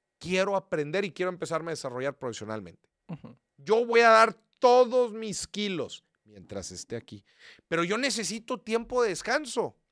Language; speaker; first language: Spanish; native; Spanish